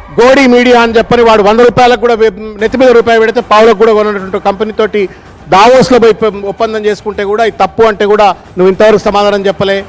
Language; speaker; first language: Telugu; native; Telugu